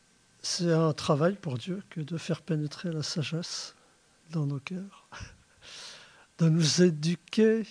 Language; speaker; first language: French; native; French